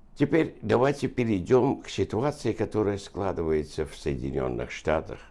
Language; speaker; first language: Russian; non-native, local second language; Azerbaijani